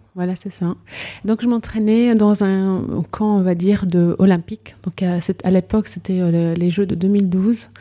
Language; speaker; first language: French; non-native, local second language; Arabic